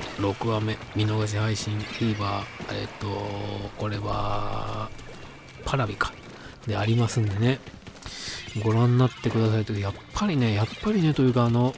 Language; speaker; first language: Japanese; native; Japanese